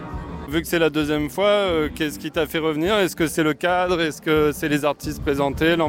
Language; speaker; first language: French; native; French